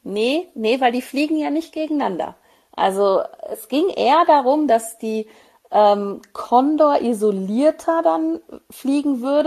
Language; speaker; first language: German; native; German